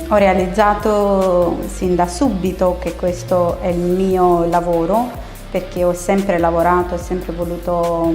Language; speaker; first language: Italian; non-native, fluent; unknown